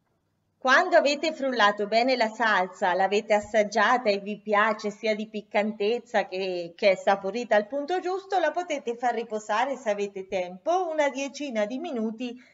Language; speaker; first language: Italian; native; Italian